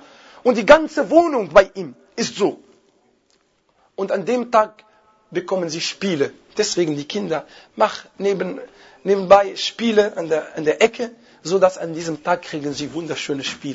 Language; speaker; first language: German; non-native, fluent; Arabic